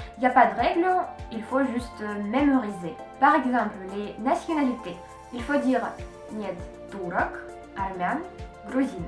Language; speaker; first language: French; non-native, learner; Russian